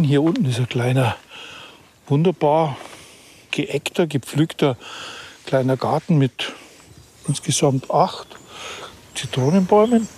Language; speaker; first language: German; native; German